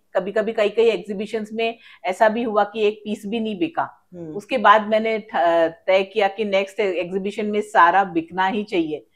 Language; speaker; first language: Hindi; native; Hindi